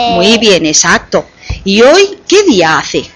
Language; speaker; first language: Spanish; native; Spanish